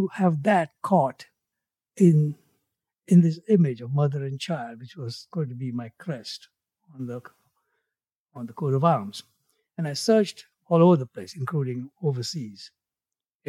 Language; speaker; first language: English; non-native, local second language; Gujarati